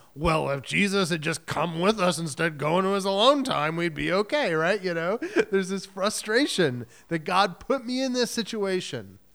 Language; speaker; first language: English; native; English